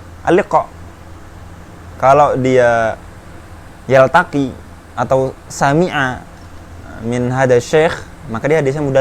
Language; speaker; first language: Indonesian; native; Indonesian